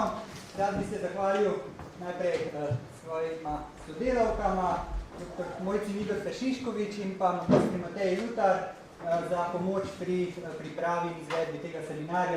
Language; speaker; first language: Slovenian; native; Slovenian